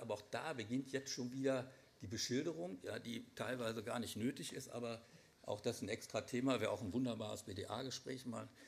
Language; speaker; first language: German; native; German